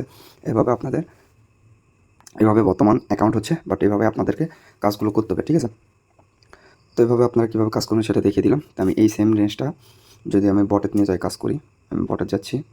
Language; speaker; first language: Bangla; native; Bangla